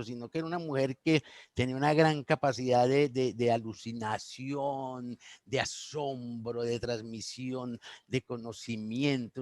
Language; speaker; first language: Spanish; native; Spanish